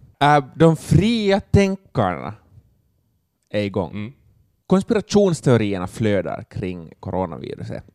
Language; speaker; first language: Swedish; native; Swedish